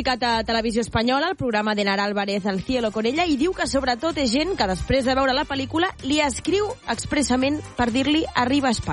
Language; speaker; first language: Catalan; native; Catalan